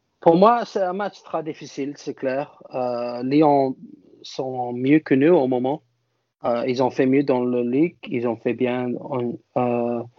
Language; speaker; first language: French; non-native, fluent; English